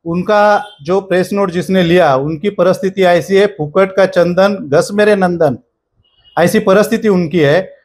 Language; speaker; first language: Hindi; non-native, local second language; Marathi